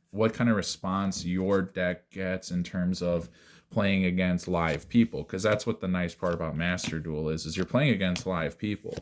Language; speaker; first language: English; native; English